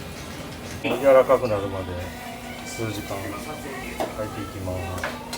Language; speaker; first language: Japanese; native; Japanese